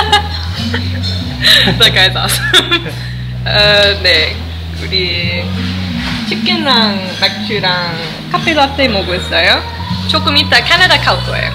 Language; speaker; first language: Korean; non-native, learner; English